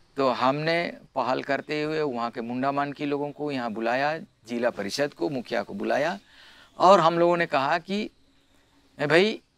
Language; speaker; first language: Hindi; non-native, local second language; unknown